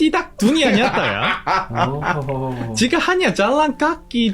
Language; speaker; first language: Indonesian; non-native, learner; Korean